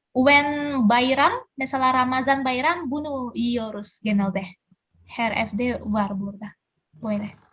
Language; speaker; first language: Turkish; non-native, learner; Indonesian